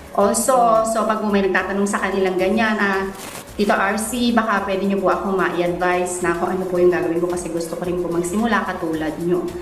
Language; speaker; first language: Filipino; native; Filipino